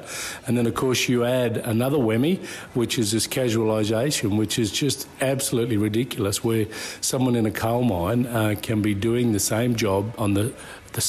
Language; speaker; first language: English; native; English